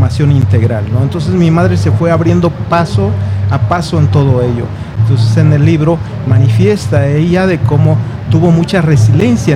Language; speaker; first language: Spanish; native; Spanish